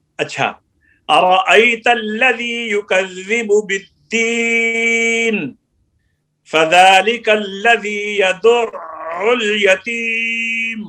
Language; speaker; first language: Urdu; non-native, local second language; Punjabi